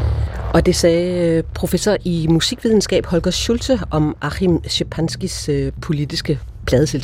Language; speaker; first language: Danish; native; Danish